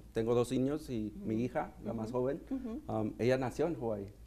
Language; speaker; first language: Spanish; early bilingual, heritage; Spanish